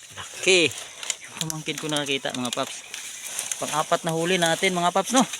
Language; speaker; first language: Filipino; non-native, local second language; Cebuano